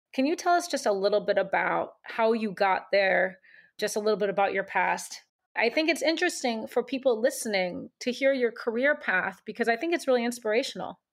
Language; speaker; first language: English; native; English